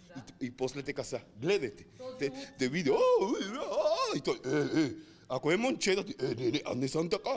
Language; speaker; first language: Bulgarian; non-native, learner; Spanish